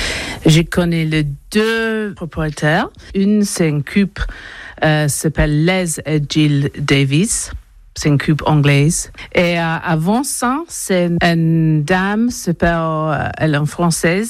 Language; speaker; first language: French; non-native, learner; English